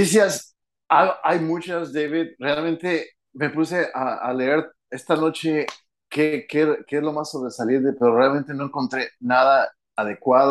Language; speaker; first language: Spanish; early bilingual, heritage; Spanish